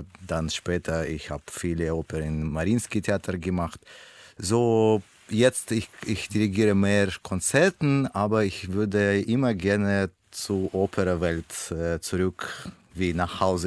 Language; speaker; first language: German; non-native, learner; Russian